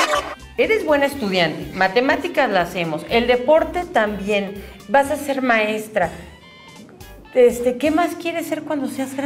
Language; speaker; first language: Spanish; native; Spanish